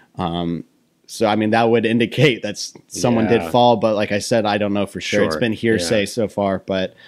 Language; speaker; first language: English; native; English